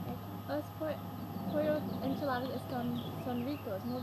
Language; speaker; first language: Spanish; non-native, learner; English